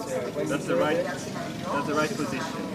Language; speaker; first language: English; non-native, learner; French